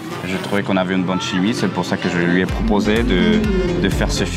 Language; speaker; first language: French; non-native, fluent; Spanish